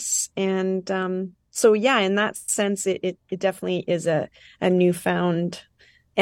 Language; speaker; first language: English; non-native, fluent; French